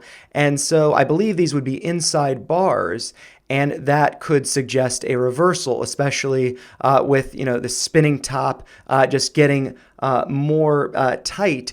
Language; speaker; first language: English; native; English